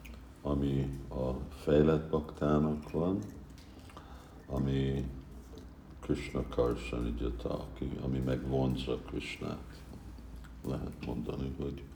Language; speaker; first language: Hungarian; early bilingual, heritage; Hungarian